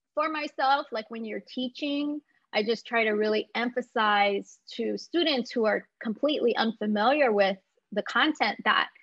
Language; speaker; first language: English; native; English